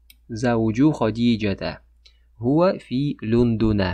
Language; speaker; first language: Arabic; non-native, fluent; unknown